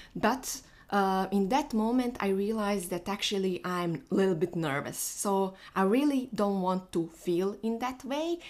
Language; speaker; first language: English; non-native, fluent; Bosnian